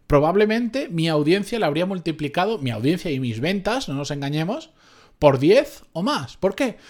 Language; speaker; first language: Spanish; native; Spanish